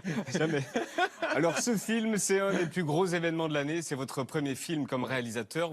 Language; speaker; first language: French; native; French